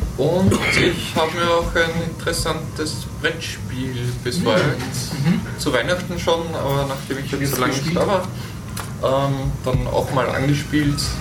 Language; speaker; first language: German; native; German